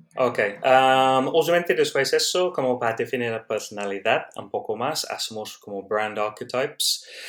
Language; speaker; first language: Spanish; non-native, learner; English